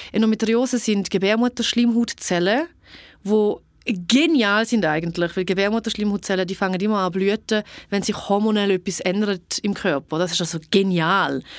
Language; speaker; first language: German; early bilingual, other home language; Albanian